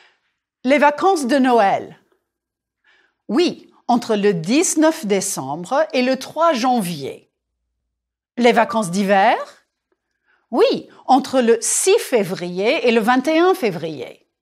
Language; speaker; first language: French; non-native, fluent; English